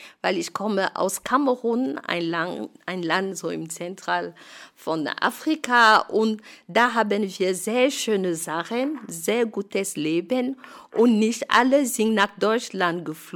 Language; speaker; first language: German; non-native, fluent; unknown